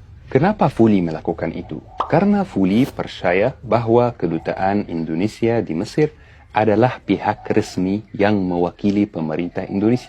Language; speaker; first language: Indonesian; non-native, fluent; Arabic